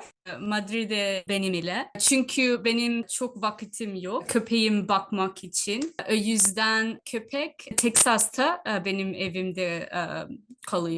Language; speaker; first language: Turkish; non-native, fluent; Telugu